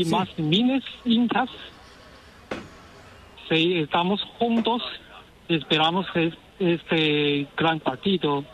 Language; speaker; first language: Spanish; non-native, learner; Chinese